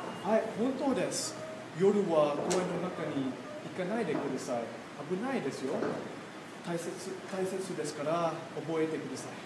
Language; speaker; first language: Japanese; non-native, learner; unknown